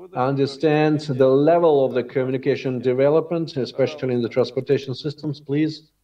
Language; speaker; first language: English; non-native, fluent; Russian